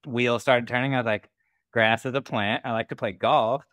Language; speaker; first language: English; native; English